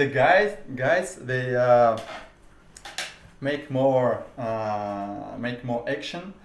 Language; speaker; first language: English; non-native, learner; Russian